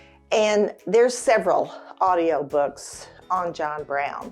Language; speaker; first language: English; native; English